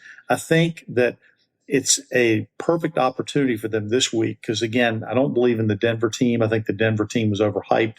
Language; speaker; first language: English; native; English